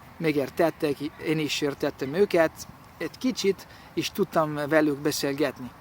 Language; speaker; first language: Hungarian; non-native, learner; Italian